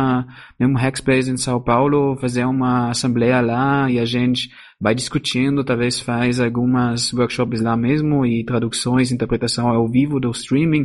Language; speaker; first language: Portuguese; non-native, fluent; German